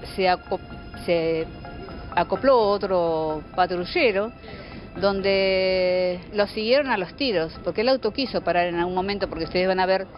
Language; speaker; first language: Spanish; native; Spanish